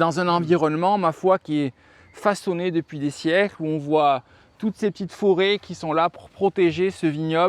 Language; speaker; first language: French; native; French